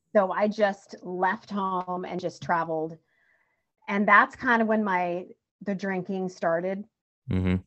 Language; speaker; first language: English; native; English